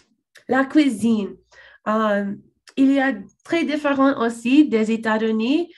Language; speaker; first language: French; non-native, learner; English